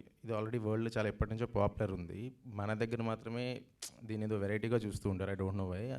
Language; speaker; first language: Telugu; native; Telugu